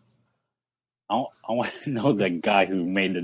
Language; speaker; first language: English; native; English